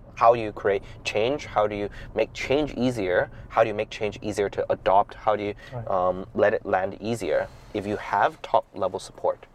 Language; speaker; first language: English; non-native, local second language; Cantonese